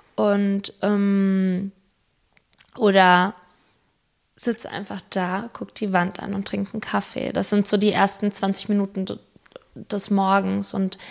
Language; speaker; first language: German; early bilingual, other home language; Spanish